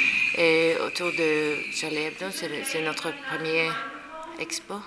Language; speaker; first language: French; non-native, learner; Norwegian